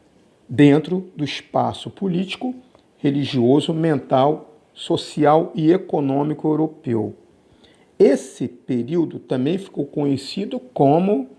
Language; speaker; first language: Portuguese; native; Portuguese